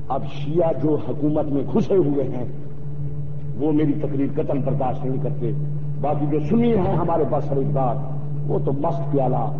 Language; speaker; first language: Urdu; non-native, local second language; Saraiki